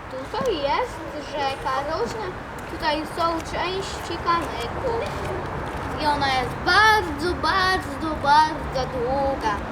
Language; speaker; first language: Polish; early bilingual, other home language; Russian